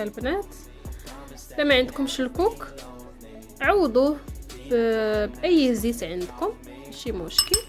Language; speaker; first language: Arabic; native; Arabic